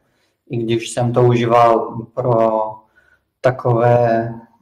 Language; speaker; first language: Czech; non-native, fluent; Russian